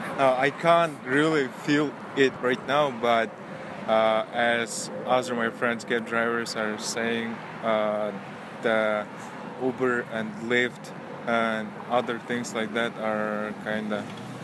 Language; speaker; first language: English; non-native, fluent; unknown